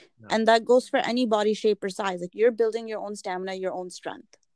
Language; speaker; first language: English; non-native, local second language; Hindi